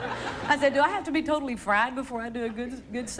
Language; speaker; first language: English; native; English